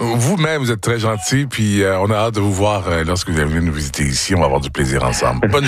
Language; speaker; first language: French; native; French